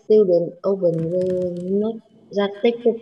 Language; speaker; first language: English; non-native, learner; Vietnamese